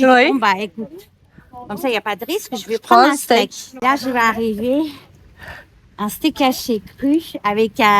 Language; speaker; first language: French; non-native, fluent; Turkish